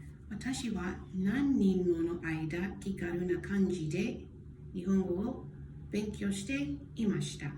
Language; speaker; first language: Japanese; non-native, learner; English